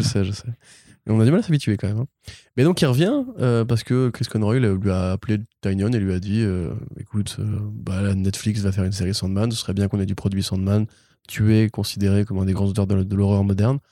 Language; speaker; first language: French; native; French